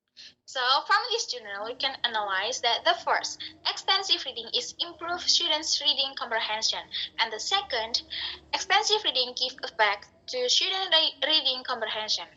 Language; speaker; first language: English; non-native, learner; Indonesian